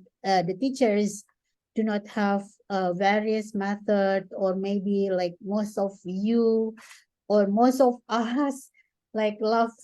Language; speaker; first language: English; non-native, fluent; Indonesian